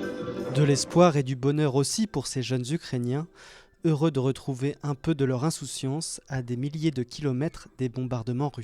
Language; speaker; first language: French; native; French